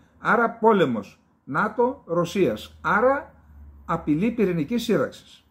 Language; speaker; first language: Greek; native; Greek